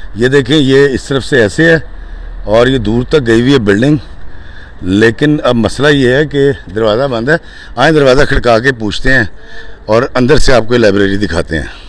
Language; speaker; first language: Urdu; non-native, local second language; Punjabi